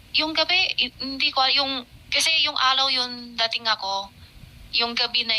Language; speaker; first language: Filipino; non-native, learner; Chinese